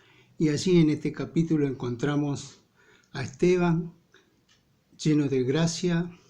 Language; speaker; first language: Spanish; native; Spanish